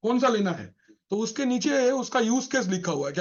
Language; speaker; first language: Hindi; non-native, local second language; Bangla